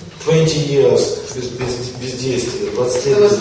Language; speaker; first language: Russian; native; Russian